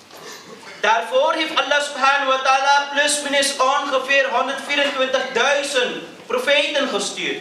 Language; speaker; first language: Dutch; early bilingual, other home language; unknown